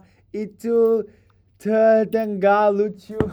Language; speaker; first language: Indonesian; non-native, learner; English